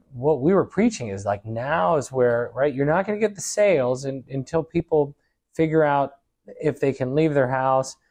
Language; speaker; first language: English; native; English